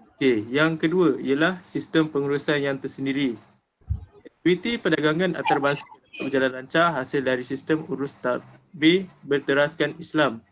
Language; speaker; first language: Malay; native; Malay